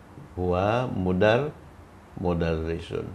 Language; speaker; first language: Arabic; non-native, fluent; Indonesian